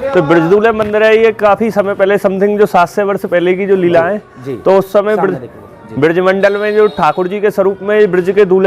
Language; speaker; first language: Hindi; native; Hindi